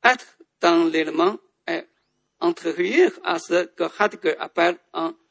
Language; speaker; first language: French; non-native, fluent; Chinese